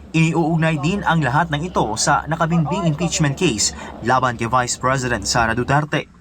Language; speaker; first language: Filipino; native; Filipino